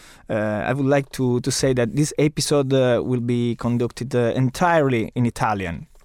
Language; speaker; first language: English; non-native, fluent; Italian